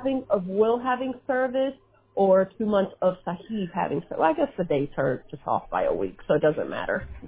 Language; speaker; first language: English; early bilingual, other home language; Spanish